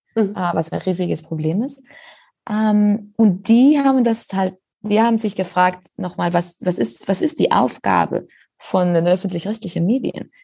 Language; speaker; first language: German; non-native, fluent; Spanish